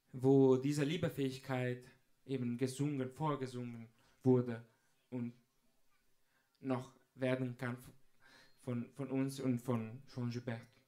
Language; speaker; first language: German; non-native, fluent; Italian